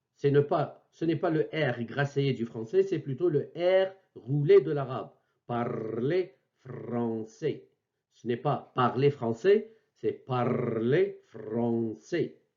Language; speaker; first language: French; non-native, local second language; Arabic